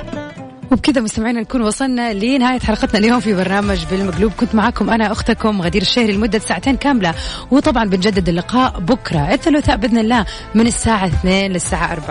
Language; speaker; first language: Arabic; native; Arabic